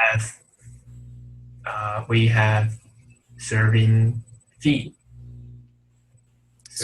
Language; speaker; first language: English; non-native, learner; Chinese